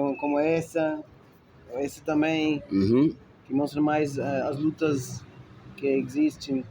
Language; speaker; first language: Portuguese; non-native, fluent; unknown